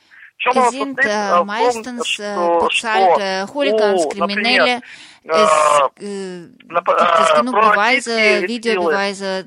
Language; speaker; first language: German; non-native, fluent; Russian